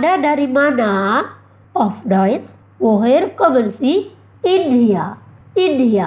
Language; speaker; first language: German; non-native, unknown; Indonesian